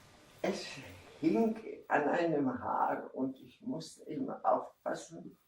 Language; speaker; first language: German; non-native, fluent; Czech